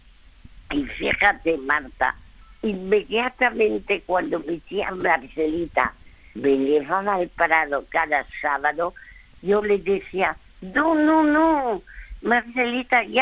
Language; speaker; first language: Spanish; early bilingual, other home language; French